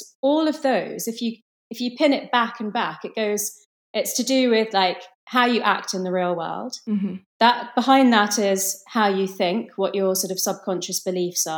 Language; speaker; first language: English; native; English